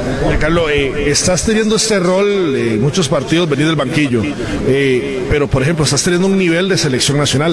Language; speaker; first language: Spanish; native; Spanish